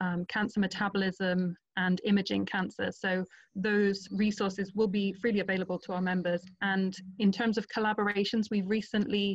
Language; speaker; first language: English; non-native, fluent; Portuguese